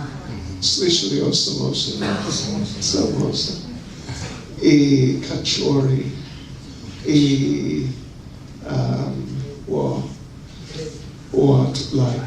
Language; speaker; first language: Russian; non-native, learner; English